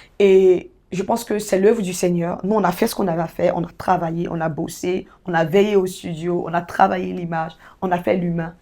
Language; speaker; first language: French; native; French